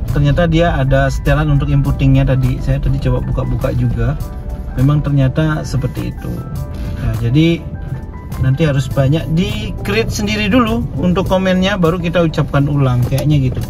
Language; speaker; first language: Indonesian; native; Indonesian